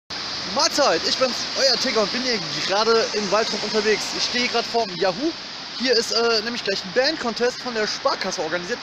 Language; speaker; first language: German; native; German